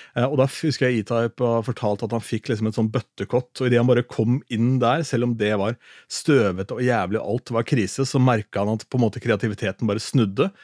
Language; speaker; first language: Norwegian; native; Norwegian